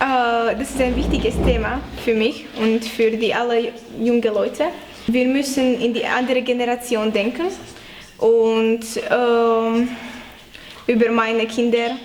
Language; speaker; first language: German; non-native, learner; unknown